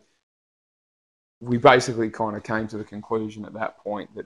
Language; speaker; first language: English; native; English